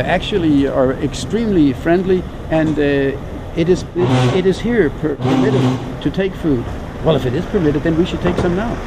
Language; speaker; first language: English; non-native, fluent; Danish